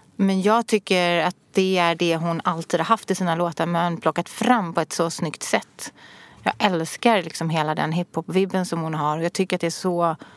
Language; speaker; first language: Swedish; native; Swedish